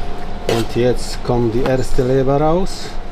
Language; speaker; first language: German; non-native, fluent; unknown